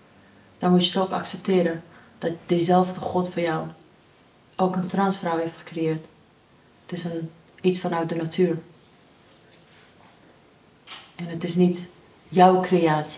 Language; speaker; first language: Dutch; early bilingual, other home language; Persian